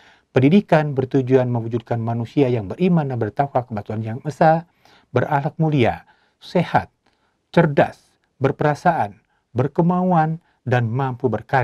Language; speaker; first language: Indonesian; native; Indonesian